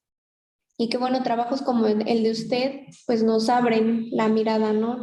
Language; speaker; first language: Spanish; native; Spanish